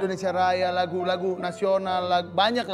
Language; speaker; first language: Indonesian; native; Indonesian